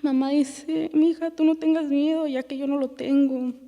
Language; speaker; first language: Spanish; early bilingual, other home language; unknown